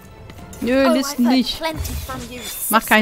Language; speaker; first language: German; native; German